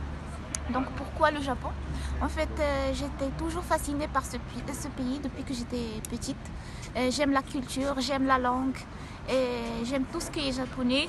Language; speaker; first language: French; non-native, local second language; Arabic